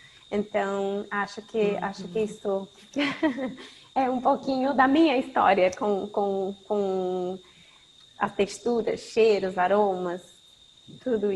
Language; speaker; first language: Portuguese; non-native, fluent; Spanish